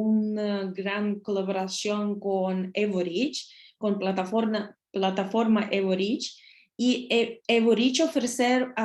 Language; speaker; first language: Spanish; non-native, learner; Russian